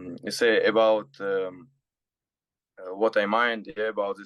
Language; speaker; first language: English; non-native, learner; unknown